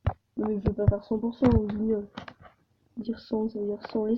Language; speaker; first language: French; native; French